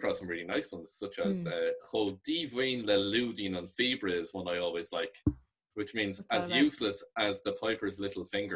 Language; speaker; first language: English; non-native, local second language; Irish